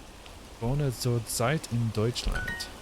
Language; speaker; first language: German; non-native, learner; English